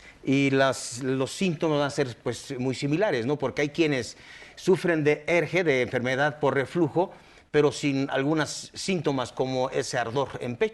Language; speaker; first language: Spanish; native; Spanish